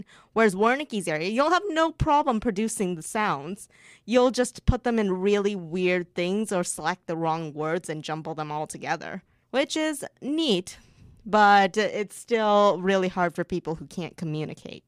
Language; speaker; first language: English; early bilingual, other home language; Chinese